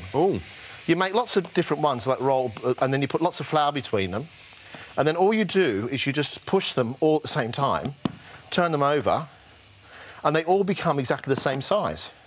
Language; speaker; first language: English; native; English